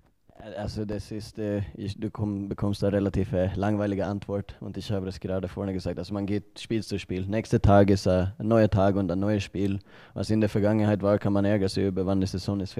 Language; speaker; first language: German; non-native, learner; Swedish